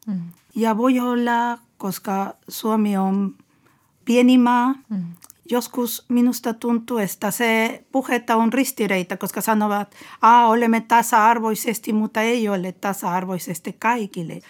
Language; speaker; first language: Finnish; non-native, fluent; Spanish